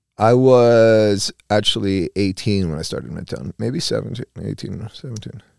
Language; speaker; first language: English; early bilingual, other home language; Spanish